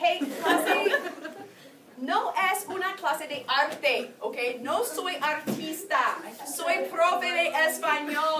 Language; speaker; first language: Spanish; non-native, fluent; English